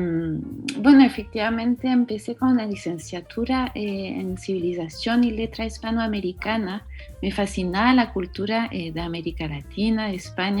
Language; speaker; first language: Spanish; non-native, fluent; French